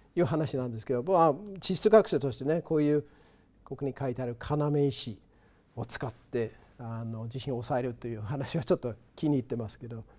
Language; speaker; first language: Japanese; non-native, fluent; English